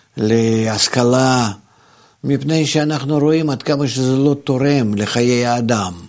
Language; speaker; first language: Hebrew; non-native, fluent; Russian